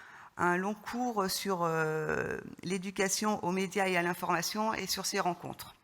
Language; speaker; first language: French; native; French